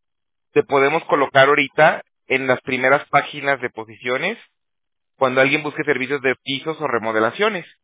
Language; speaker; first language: Spanish; native; Spanish